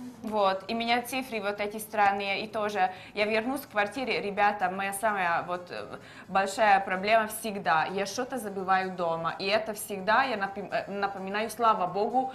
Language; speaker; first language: Russian; non-native, learner; Hungarian